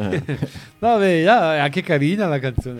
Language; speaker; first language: Italian; native; Italian